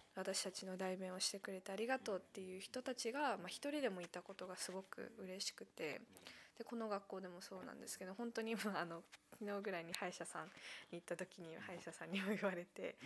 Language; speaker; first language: Japanese; native; Japanese